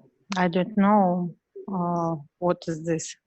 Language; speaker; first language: English; non-native, learner; Russian